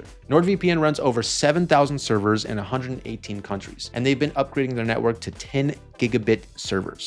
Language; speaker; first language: English; native; English